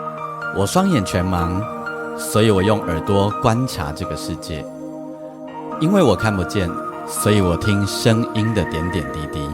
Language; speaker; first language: Chinese; native; Chinese